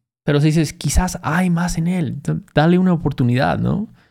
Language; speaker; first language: Spanish; native; Spanish